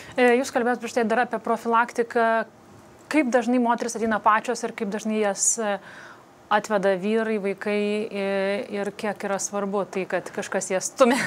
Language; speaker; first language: Lithuanian; native; Lithuanian